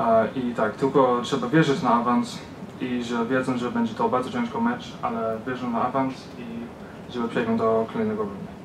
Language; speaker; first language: Polish; early bilingual, heritage; Polish